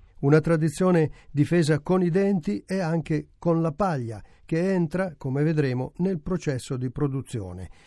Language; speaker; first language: Italian; native; Italian